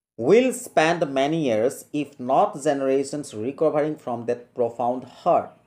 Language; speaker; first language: English; non-native, local second language; Assamese